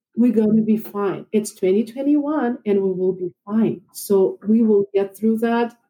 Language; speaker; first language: English; non-native, fluent; Russian